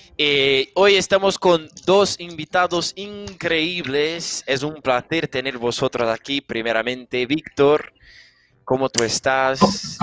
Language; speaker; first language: Spanish; non-native, fluent; Portuguese